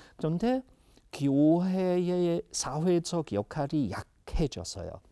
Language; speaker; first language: Korean; non-native, fluent; German